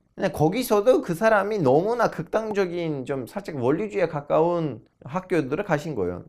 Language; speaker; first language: Korean; non-native, fluent; Turkish